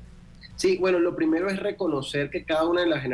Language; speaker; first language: Spanish; native; Spanish